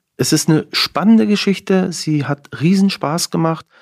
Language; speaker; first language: German; native; German